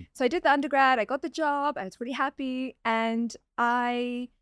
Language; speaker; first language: English; native; English